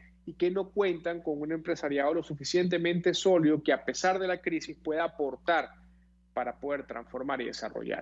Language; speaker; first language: Spanish; native; Spanish